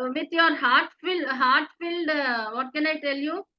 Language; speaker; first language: English; non-native, local second language; Telugu